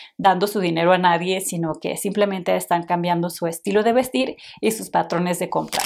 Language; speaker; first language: Spanish; native; Spanish